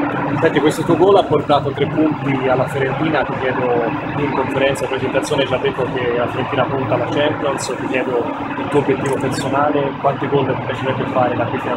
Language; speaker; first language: Italian; native; Italian